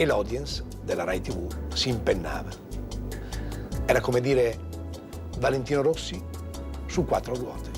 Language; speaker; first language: Italian; native; Italian